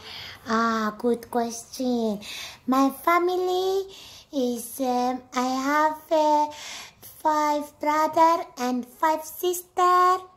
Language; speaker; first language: English; non-native, learner; Amharic